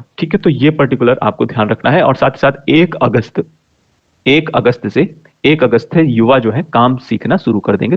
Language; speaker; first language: Hindi; native; Hindi